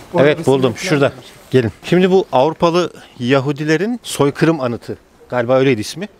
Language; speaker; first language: Turkish; native; Turkish